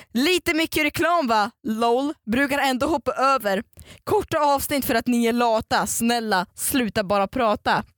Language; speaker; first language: Swedish; native; Swedish